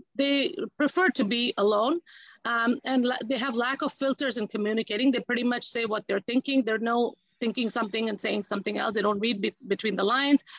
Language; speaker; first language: English; non-native, local second language; Tamil